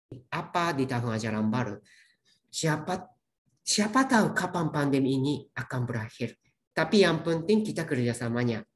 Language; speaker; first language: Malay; non-native, fluent; Japanese